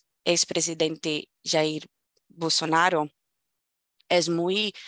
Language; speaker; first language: Spanish; non-native, fluent; Portuguese